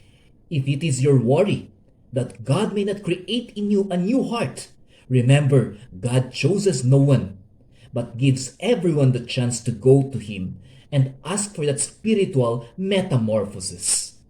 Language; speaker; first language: English; non-native, local second language; Hiligaynon